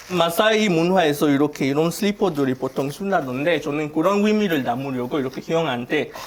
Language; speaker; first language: Korean; non-native, fluent; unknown